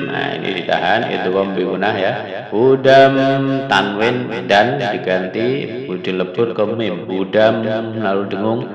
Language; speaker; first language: Indonesian; native; Indonesian